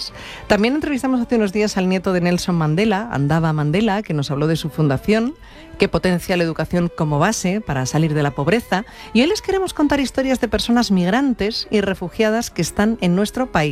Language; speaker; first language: Spanish; native; Spanish